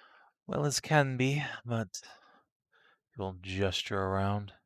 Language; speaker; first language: English; native; English